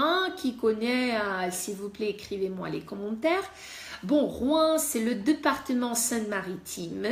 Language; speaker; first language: French; non-native, fluent; Russian